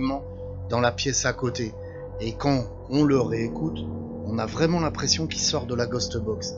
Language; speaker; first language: French; native; French